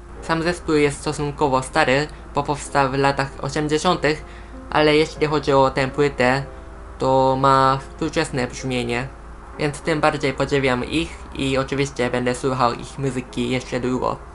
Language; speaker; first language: Polish; non-native, fluent; Japanese